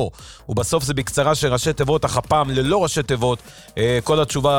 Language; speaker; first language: Hebrew; native; Hebrew